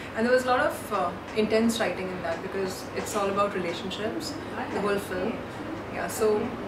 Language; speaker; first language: English; non-native, local second language; Hindi